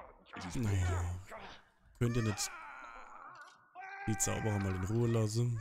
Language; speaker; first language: German; native; German